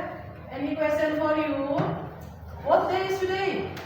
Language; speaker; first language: English; non-native, learner; Indonesian